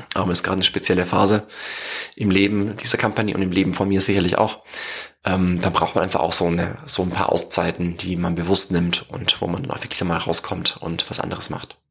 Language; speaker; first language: German; native; German